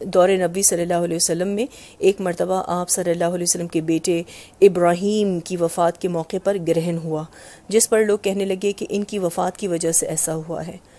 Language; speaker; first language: Urdu; native; Urdu